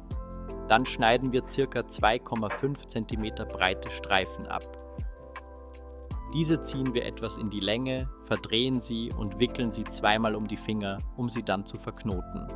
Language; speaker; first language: German; native; German